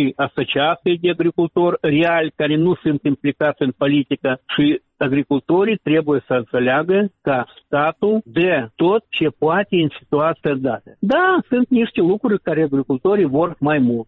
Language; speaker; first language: Romanian; non-native, local second language; Russian